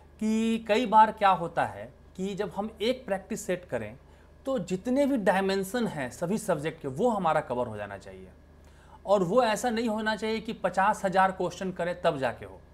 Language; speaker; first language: Hindi; native; Hindi